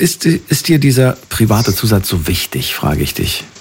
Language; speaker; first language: German; native; German